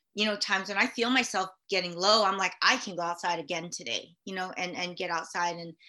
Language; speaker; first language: English; early bilingual, other home language; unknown